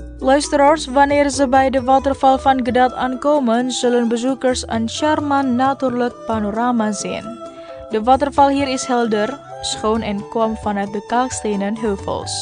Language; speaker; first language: Dutch; non-native, fluent; Indonesian